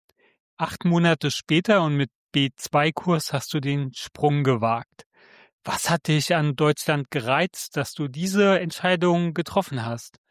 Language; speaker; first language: German; native; German